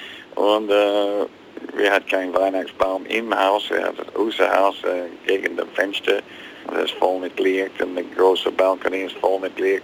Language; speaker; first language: German; non-native, learner; English